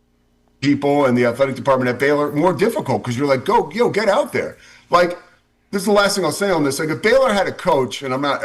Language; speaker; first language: English; native; English